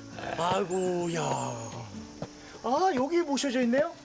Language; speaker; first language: Korean; native; Korean